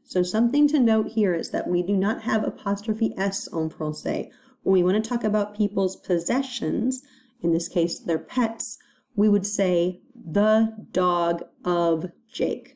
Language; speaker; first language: English; native; English